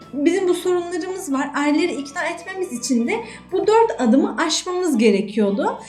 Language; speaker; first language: Turkish; native; Turkish